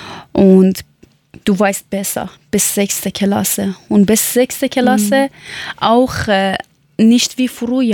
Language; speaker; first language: German; non-native, learner; Persian